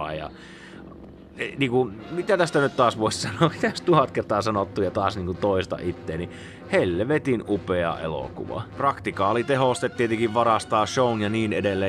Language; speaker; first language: Finnish; native; Finnish